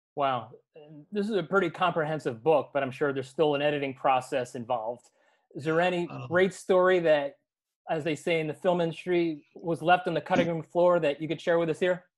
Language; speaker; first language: English; native; English